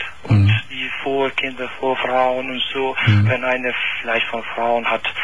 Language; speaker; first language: German; non-native, learner; Albanian